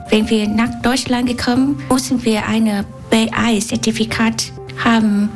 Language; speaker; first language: German; non-native, learner; Vietnamese